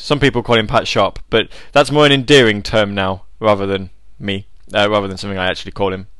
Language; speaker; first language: English; native; English